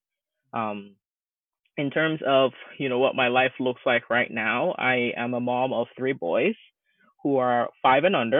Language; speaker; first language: English; non-native, local second language; Akan